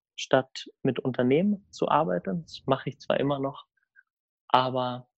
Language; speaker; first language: German; early bilingual, other home language; Swedish